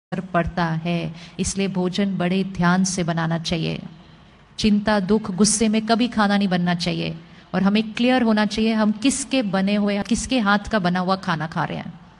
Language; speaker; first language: Hindi; native; Hindi